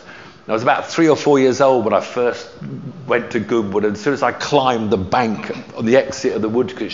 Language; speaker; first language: English; native; English